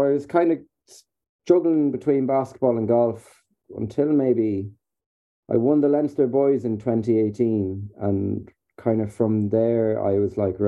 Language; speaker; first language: English; native; English